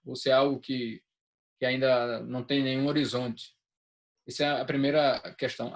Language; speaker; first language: Portuguese; native; Portuguese